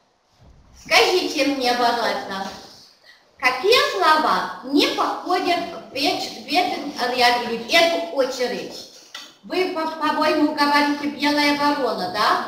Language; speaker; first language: Russian; non-native, fluent; German